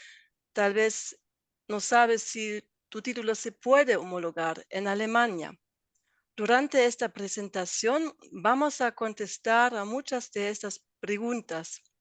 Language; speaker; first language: Spanish; non-native, fluent; German